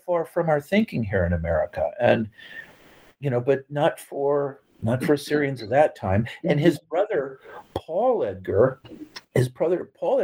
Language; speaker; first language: English; native; English